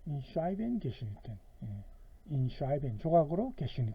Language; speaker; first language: German; non-native, fluent; Korean